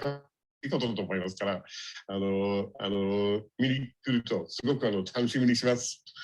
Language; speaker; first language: Japanese; non-native, fluent; English